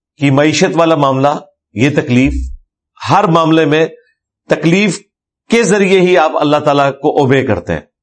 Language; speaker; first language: Urdu; non-native, local second language; Punjabi